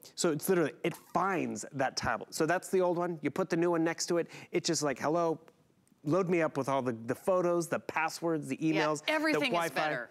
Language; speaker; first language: English; native; English